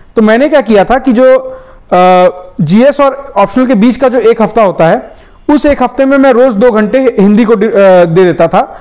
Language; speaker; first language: Hindi; native; Hindi